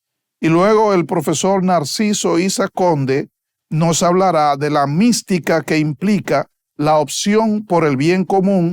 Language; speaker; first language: Spanish; native; Spanish